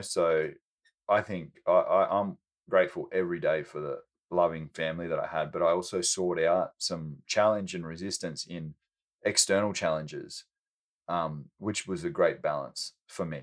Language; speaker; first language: English; native; English